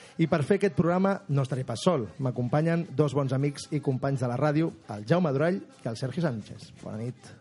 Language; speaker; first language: Catalan; native; Catalan